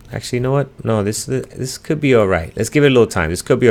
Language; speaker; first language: English; native; English